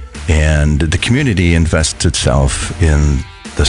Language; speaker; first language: English; native; English